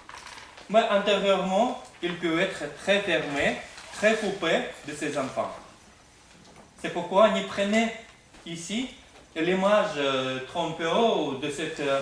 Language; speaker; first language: French; non-native, fluent; Russian